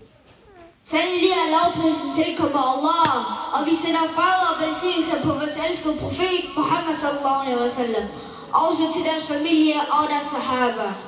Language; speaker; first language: Danish; non-native, learner; Malay